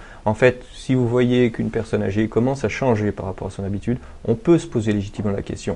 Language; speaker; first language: French; native; French